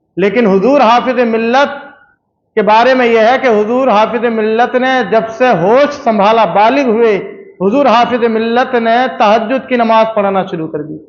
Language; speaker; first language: Urdu; native; Urdu